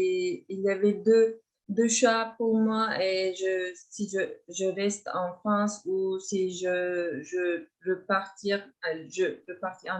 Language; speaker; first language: French; non-native, fluent; Turkish